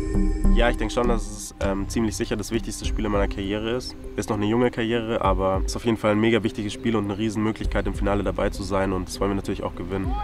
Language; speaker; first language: German; native; German